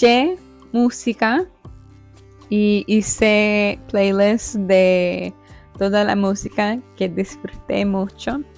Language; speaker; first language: Spanish; non-native, fluent; English